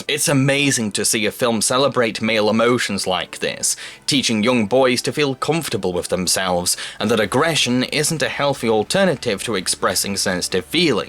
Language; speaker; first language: English; native; English